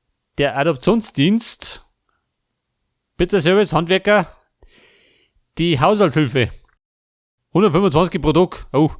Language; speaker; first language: German; native; German